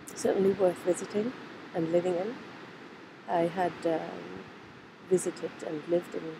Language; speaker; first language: English; non-native, fluent; German